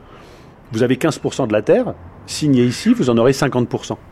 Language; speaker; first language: French; native; French